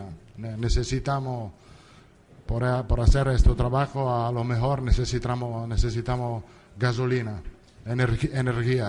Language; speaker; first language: Spanish; non-native, fluent; Italian